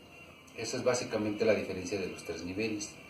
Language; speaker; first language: Spanish; native; Spanish